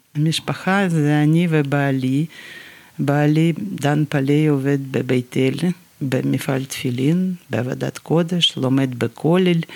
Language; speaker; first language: Hebrew; non-native, fluent; Russian